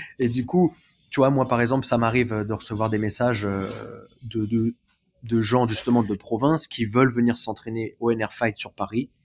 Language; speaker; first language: French; native; French